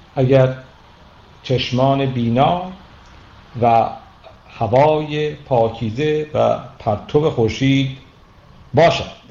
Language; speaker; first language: Persian; native; Persian